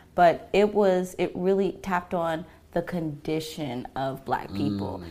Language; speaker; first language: English; native; English